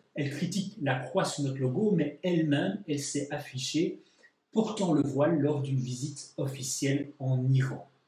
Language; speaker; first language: French; native; French